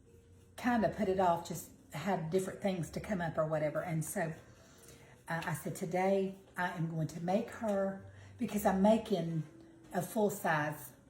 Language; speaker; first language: English; native; English